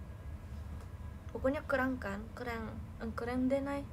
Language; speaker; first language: Indonesian; native; Indonesian